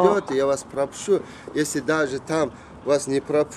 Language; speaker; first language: Russian; non-native, local second language; Uzbek